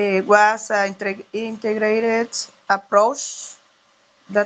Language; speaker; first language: English; non-native, learner; Spanish